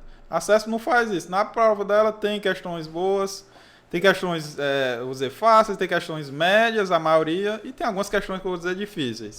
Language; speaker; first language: Portuguese; native; Portuguese